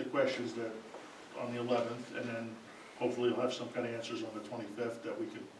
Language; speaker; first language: English; native; English